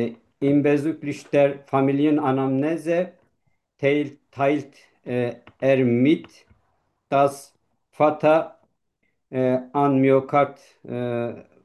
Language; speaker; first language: German; non-native, learner; Turkish